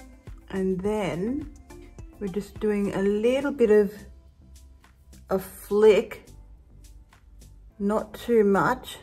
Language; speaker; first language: English; native; English